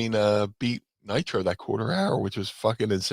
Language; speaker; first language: English; native; English